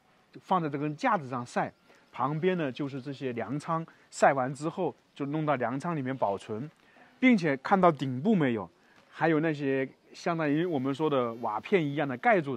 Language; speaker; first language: Chinese; native; Chinese